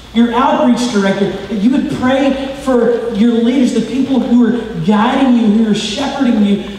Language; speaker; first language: English; native; English